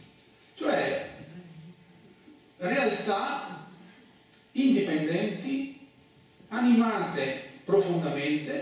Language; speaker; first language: Italian; native; Italian